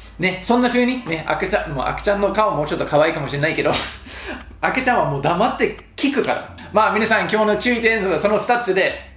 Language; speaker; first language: Japanese; non-native, fluent; English